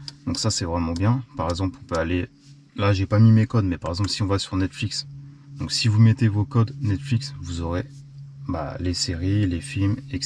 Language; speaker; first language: French; native; French